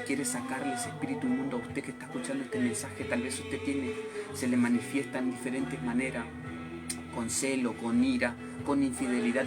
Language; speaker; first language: Spanish; native; Spanish